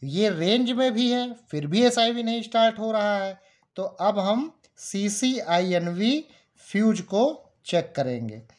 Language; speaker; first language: Hindi; native; Hindi